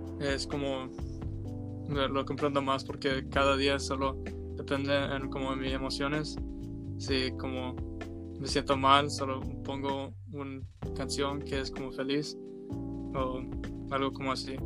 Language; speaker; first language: Spanish; early bilingual, heritage; Spanish